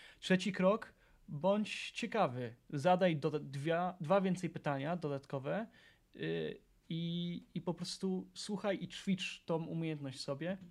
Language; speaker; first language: Polish; early bilingual, other home language; English